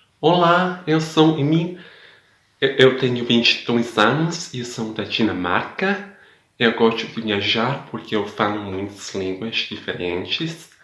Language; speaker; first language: Portuguese; non-native, learner; Danish